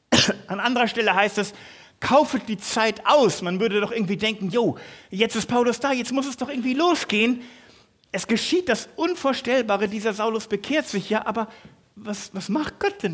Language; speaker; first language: German; native; German